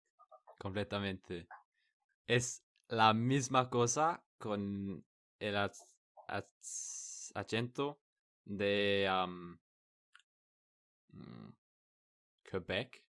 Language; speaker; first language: Spanish; non-native, learner; English